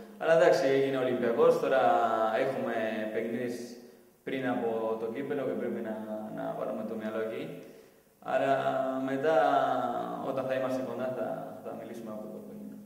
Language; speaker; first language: Greek; non-native, fluent; Spanish